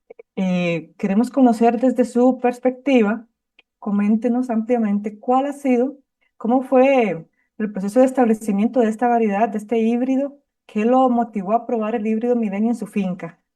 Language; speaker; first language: Spanish; native; Spanish